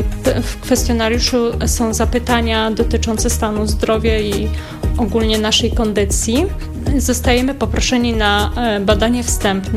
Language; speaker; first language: Polish; native; Polish